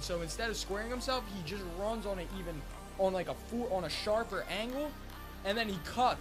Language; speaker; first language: English; native; English